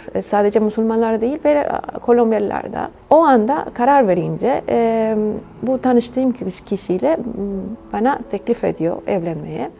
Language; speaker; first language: Turkish; non-native, fluent; Spanish